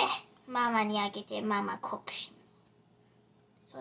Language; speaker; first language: Japanese; early bilingual, heritage; Japanese